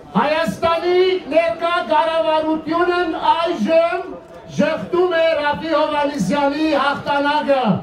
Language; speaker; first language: Armenian; early bilingual, heritage; Armenian